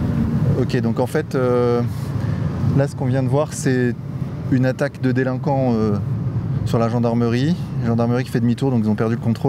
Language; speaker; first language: French; native; French